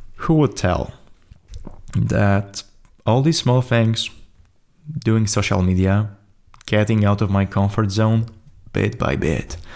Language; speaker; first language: English; non-native, fluent; Polish